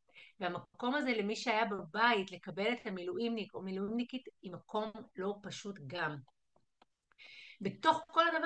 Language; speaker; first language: Hebrew; native; Hebrew